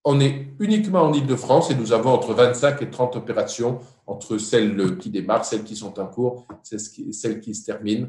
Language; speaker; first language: French; native; French